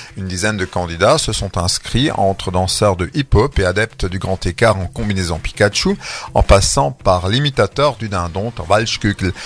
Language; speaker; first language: French; native; French